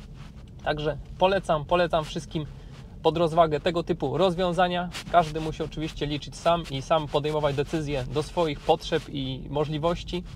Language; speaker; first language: Polish; native; Polish